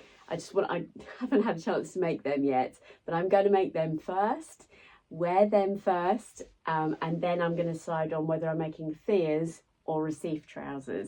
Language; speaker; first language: English; native; English